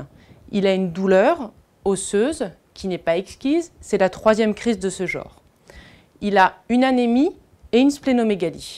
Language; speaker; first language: French; native; French